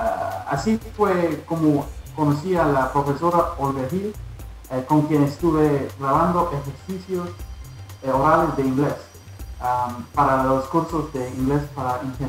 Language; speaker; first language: Spanish; non-native, fluent; English